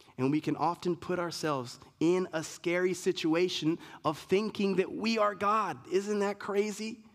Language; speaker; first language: English; native; English